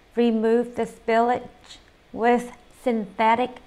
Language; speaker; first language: English; non-native, fluent; Vietnamese